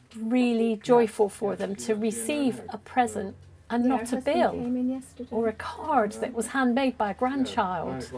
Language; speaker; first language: English; native; English